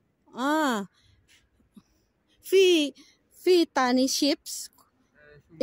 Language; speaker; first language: Arabic; non-native, learner; Filipino